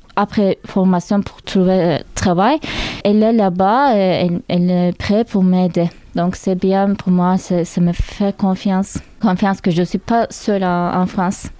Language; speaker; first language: French; non-native, learner; Turkish